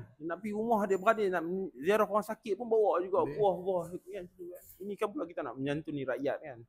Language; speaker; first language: Malay; native; Malay